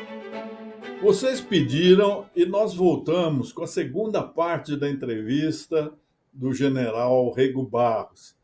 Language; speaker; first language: Portuguese; native; Portuguese